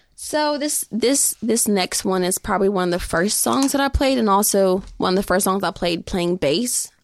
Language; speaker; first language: English; native; English